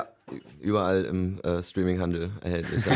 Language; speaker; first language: German; native; German